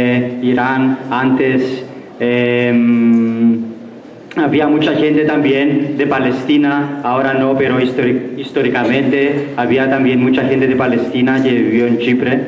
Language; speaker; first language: Spanish; non-native, fluent; Greek